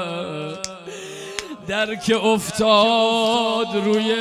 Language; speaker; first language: Persian; native; Persian